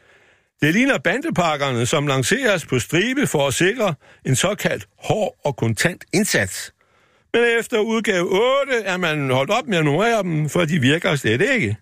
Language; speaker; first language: Danish; native; Danish